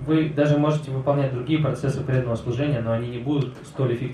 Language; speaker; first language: Russian; native; Russian